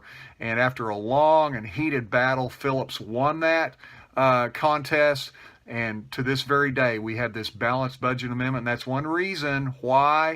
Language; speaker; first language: English; native; English